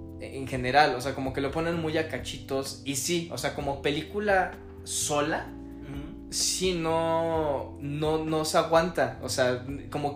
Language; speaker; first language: Spanish; native; Spanish